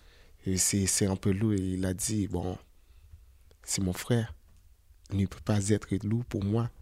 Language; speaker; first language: French; non-native, local second language; Haitian Creole